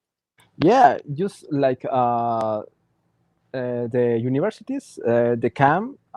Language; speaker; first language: English; non-native, learner; Spanish